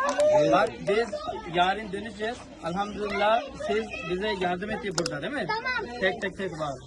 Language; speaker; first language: Turkish; non-native, learner; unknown